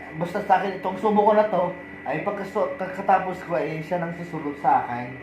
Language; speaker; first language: Filipino; non-native, local second language; Iloko